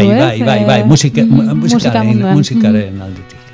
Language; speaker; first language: Basque; non-native, local second language; Spanish